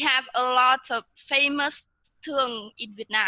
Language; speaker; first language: English; non-native, learner; Vietnamese